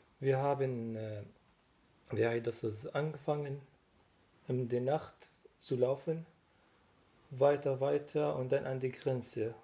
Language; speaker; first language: German; non-native, learner; Arabic